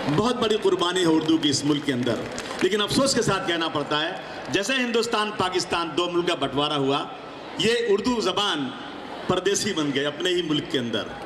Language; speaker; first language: Urdu; native; Urdu